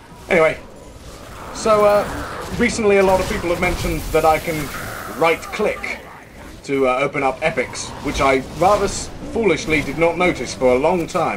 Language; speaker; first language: English; native; English